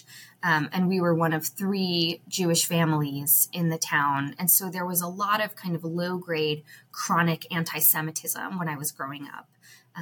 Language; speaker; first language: English; native; English